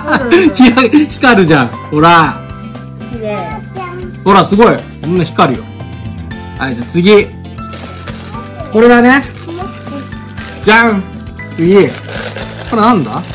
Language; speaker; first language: Japanese; native; Japanese